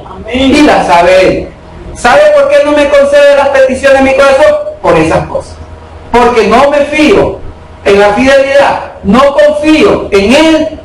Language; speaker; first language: Spanish; native; Spanish